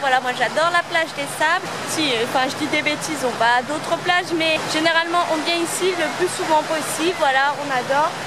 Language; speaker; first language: French; native; French